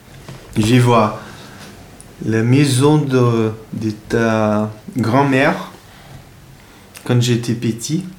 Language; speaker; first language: French; non-native, fluent; Portuguese